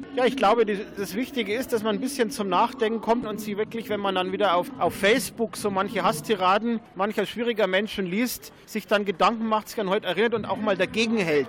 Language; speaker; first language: German; native; German